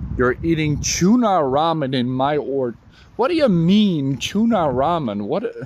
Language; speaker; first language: English; non-native, fluent; Dutch